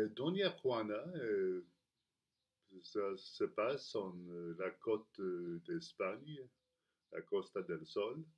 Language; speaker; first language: French; non-native, fluent; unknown